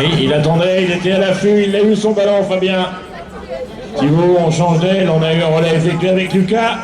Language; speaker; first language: French; native; French